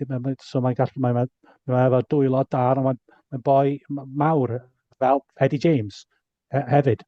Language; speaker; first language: Welsh; non-native, fluent; English